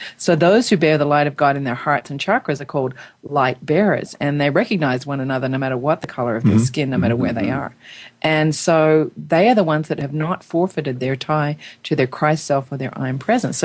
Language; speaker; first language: English; native; English